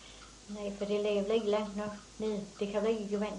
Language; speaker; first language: Danish; native; Danish